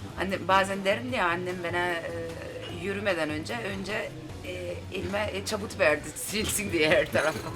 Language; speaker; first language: Turkish; early bilingual, heritage; Turkish